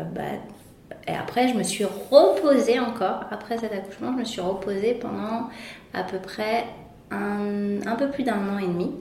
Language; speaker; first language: French; native; French